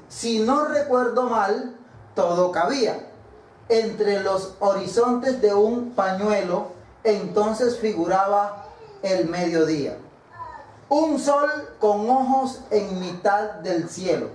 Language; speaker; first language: Spanish; native; Spanish